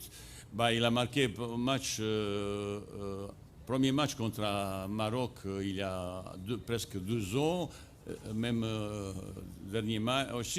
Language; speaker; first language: French; non-native, fluent; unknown